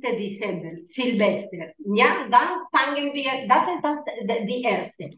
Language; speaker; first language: German; non-native, learner; Spanish